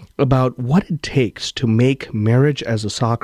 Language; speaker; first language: English; non-native, local second language; Tamil